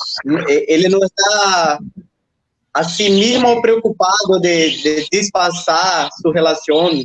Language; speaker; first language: Spanish; non-native, fluent; Portuguese